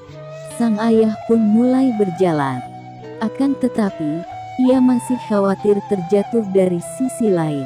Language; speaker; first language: Indonesian; native; Indonesian